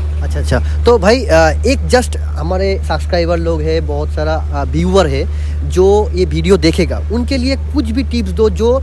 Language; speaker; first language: Hindi; non-native, local second language; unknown